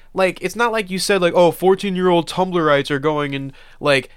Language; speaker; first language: English; early bilingual, other home language; Filipino